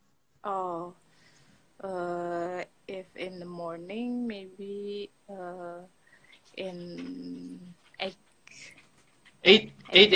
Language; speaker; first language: English; non-native, learner; Indonesian